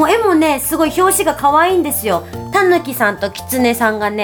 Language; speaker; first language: Japanese; native; Japanese